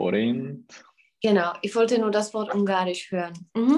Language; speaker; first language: German; non-native, learner; Czech